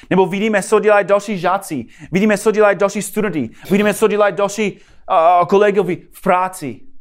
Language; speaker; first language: Czech; non-native, fluent; English